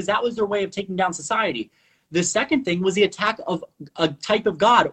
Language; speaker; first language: English; non-native, fluent; Spanish